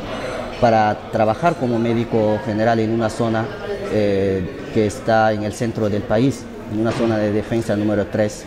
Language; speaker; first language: Spanish; non-native, fluent; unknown